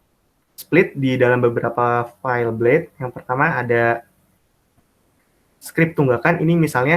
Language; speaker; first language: Indonesian; native; Indonesian